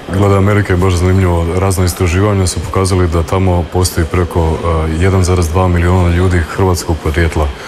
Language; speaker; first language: Croatian; early bilingual, heritage; Croatian